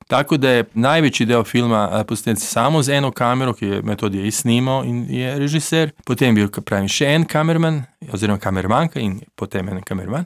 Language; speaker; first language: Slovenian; non-native, learner; Serbian